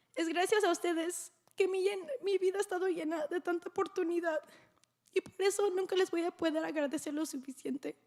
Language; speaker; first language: Spanish; early bilingual, heritage; Spanish